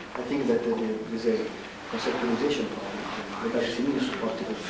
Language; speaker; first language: English; non-native, fluent; Italian